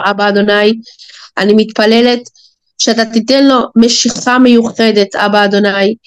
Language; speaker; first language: Hebrew; non-native, fluent; Spanish